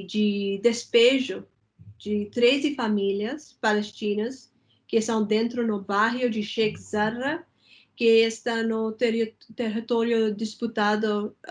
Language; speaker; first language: Portuguese; non-native, fluent; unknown